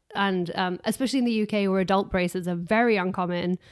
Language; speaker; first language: English; native; English